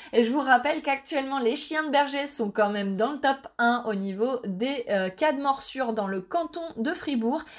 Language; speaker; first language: French; native; French